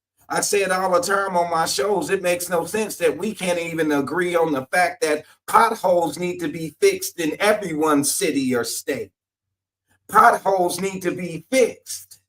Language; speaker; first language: English; native; English